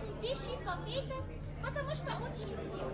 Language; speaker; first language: Russian; non-native, learner; Arabic